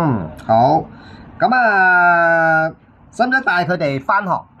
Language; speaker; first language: Cantonese; native; Cantonese